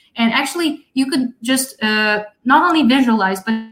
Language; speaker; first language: English; non-native, fluent; Russian